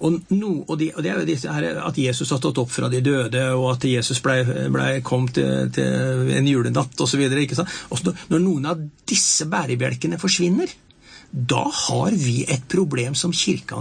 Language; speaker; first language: Norwegian; native; Norwegian